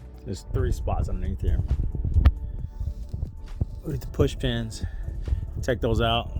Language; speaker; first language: English; native; English